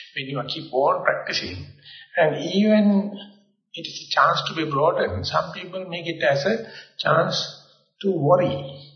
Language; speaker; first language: English; non-native, local second language; Sinhala